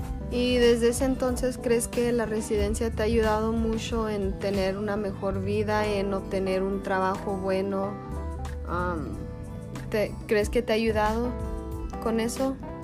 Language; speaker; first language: Spanish; early bilingual, heritage; Spanish